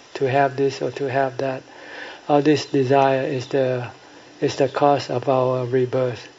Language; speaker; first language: English; non-native, fluent; Thai